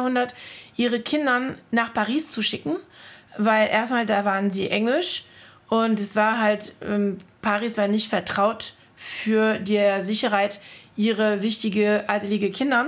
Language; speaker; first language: German; non-native, fluent; French